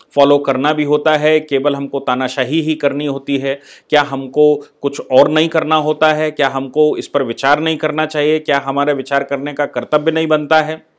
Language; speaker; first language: Hindi; native; Hindi